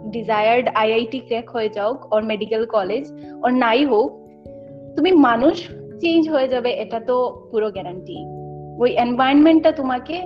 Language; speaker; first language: Bangla; non-native, local second language; Assamese